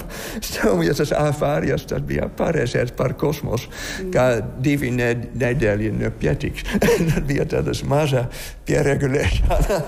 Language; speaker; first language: Latvian; non-native, learner; Dutch